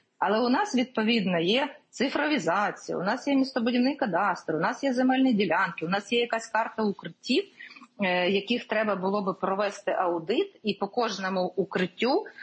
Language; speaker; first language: Ukrainian; native; Ukrainian